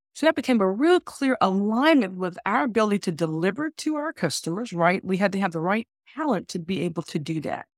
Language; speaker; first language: English; native; English